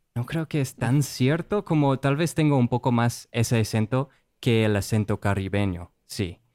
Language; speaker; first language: Spanish; non-native, fluent; English